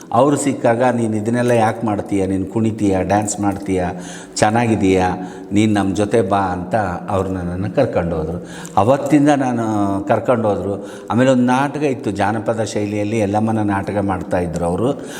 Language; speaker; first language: Kannada; native; Kannada